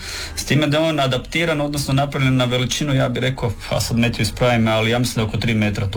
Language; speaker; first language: Serbian; native; Serbian